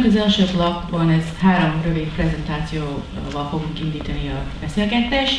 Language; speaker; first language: Hungarian; non-native, learner; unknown